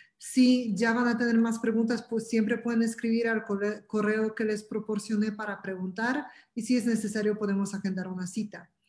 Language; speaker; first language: Spanish; non-native, fluent; Polish